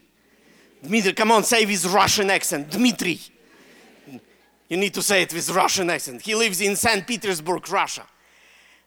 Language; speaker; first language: English; non-native, fluent; Russian